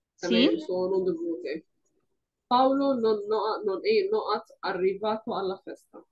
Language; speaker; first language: Italian; non-native, fluent; Arabic